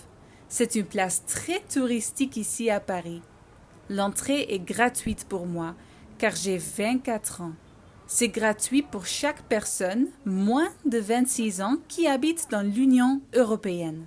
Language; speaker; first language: French; non-native, learner; Dutch